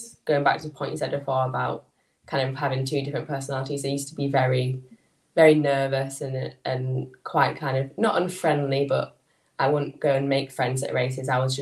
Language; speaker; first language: English; native; English